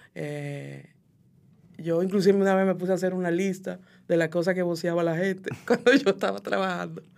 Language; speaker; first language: Spanish; native; Spanish